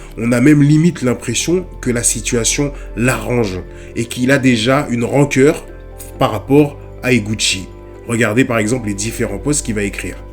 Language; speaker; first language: French; native; French